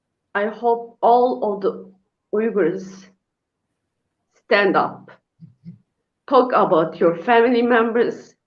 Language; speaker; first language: English; non-native, learner; Uyghur